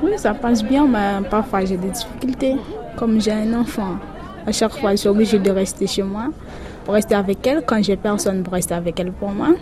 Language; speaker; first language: French; non-native, local second language; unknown